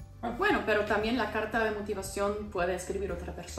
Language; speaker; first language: Spanish; non-native, fluent; German